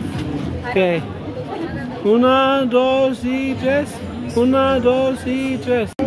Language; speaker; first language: Spanish; early bilingual, heritage; Spanish